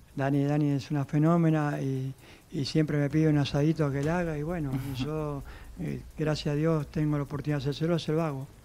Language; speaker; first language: Spanish; native; Spanish